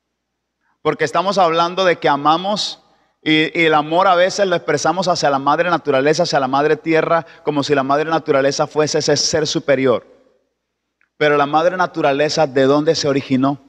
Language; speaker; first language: Spanish; native; Spanish